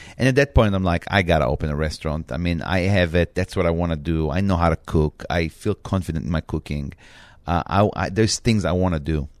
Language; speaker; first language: English; non-native, fluent; Hebrew